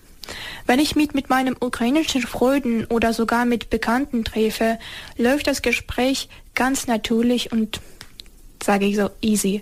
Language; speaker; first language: German; non-native, fluent; Ukrainian